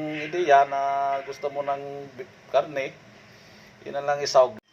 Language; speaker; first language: Filipino; non-native, local second language; Bikol